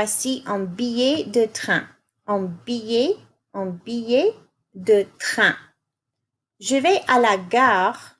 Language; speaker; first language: French; non-native, fluent; English